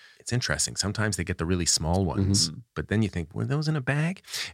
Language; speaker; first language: English; native; English